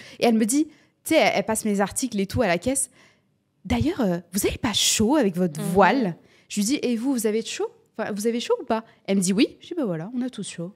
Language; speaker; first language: French; native; French